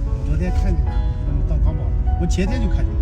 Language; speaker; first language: Chinese; native; Chinese